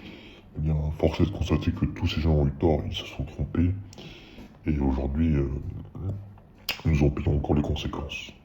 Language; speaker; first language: French; native; French